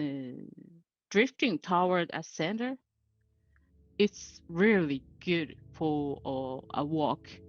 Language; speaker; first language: English; non-native, learner; Japanese